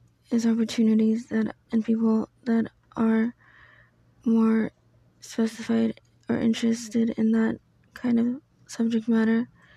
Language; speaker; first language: English; early bilingual, other home language; Spanish